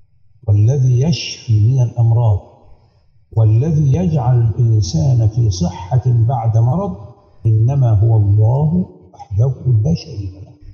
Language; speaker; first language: Arabic; native; Arabic